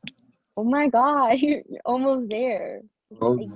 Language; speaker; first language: English; early bilingual, other home language; Spanish